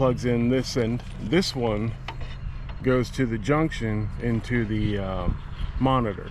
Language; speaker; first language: English; native; English